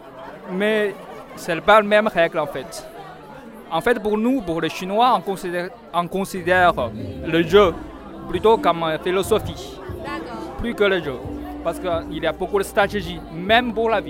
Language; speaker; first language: French; non-native, fluent; Chinese